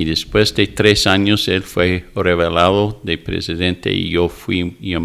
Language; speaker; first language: Spanish; non-native, fluent; English